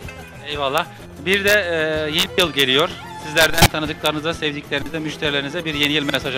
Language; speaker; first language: Turkish; native; Turkish